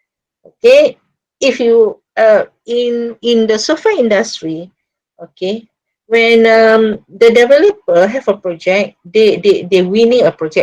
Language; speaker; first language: English; non-native, local second language; Malay